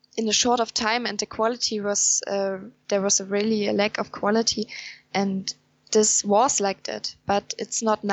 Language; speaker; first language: English; non-native, fluent; German